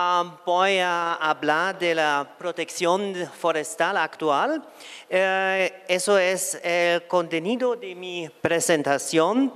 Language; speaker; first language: Spanish; non-native, fluent; German